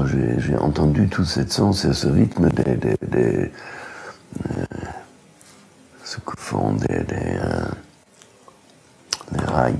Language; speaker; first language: French; non-native, fluent; German